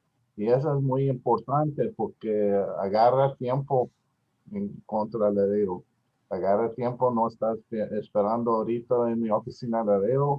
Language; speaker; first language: Spanish; non-native, learner; English